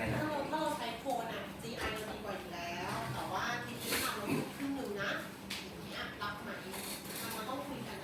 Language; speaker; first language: Thai; native; Thai